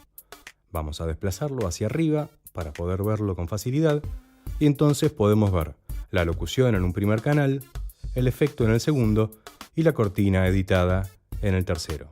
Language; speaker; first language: Spanish; native; Spanish